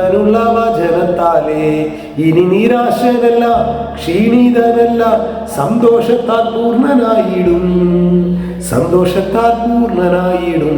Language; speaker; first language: Malayalam; native; Malayalam